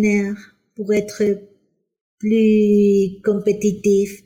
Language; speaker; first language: French; non-native, fluent; Spanish